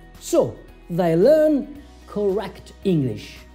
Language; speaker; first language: English; non-native, fluent; Turkish